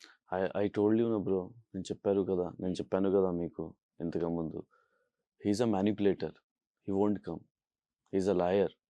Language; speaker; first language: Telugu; non-native, local second language; Urdu